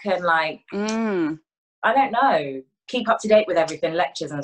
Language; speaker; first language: English; native; English